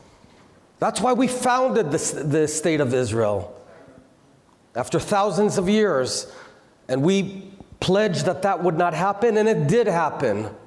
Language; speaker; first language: English; non-native, local second language; Hebrew